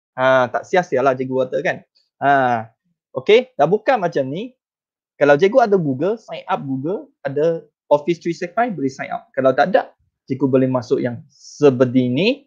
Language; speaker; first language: Malay; non-native, local second language; Chinese